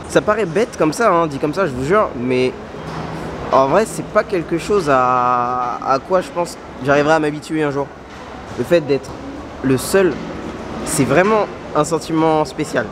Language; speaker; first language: French; native; French